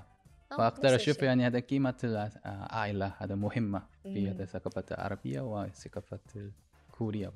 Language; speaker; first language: Arabic; non-native, learner; Korean